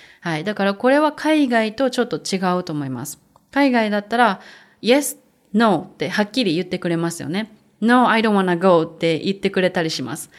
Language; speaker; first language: Japanese; native; Japanese